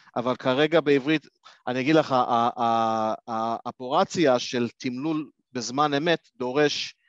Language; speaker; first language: Hebrew; non-native, fluent; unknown